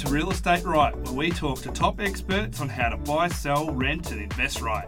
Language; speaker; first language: English; native; English